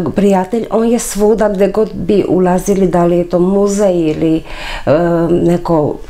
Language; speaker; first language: Serbian; non-native, fluent; Armenian